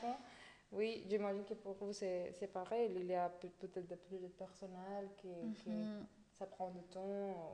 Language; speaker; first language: French; non-native, fluent; Spanish